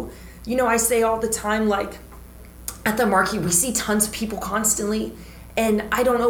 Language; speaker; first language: English; native; English